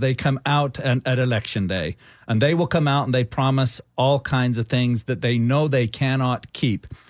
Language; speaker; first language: English; early bilingual, other home language; Spanish